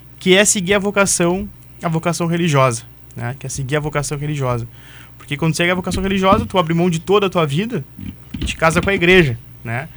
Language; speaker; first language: Portuguese; native; Portuguese